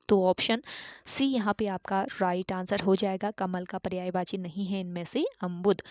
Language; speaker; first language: Hindi; native; Hindi